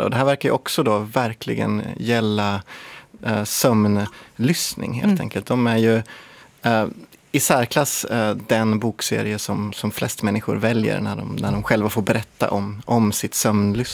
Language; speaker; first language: Swedish; native; Swedish